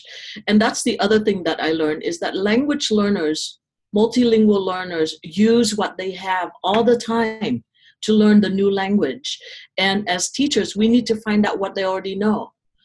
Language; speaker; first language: English; non-native, fluent; Vietnamese